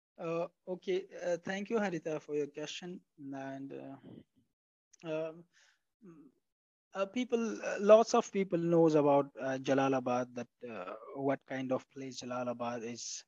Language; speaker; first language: English; non-native, fluent; Pashto